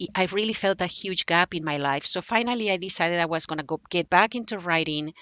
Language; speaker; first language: English; non-native, fluent; Spanish